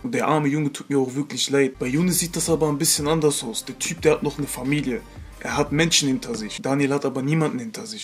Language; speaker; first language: German; native; German